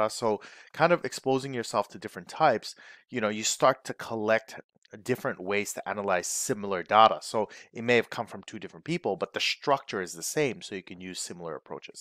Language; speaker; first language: English; native; English